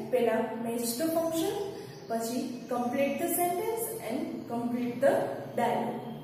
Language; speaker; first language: English; non-native, local second language; Gujarati